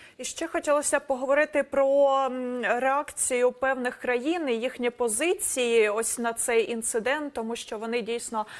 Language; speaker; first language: Ukrainian; native; Ukrainian